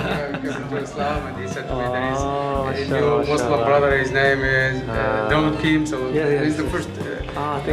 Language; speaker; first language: English; non-native, fluent; Korean